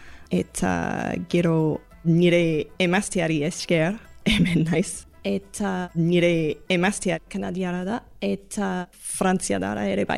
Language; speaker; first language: Basque; non-native, fluent; English